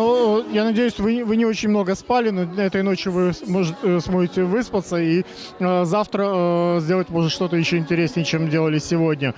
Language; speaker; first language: Russian; native; Russian